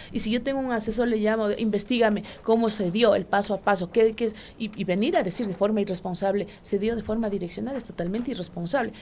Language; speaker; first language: Spanish; non-native, local second language; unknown